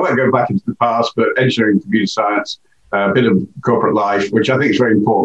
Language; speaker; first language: English; native; English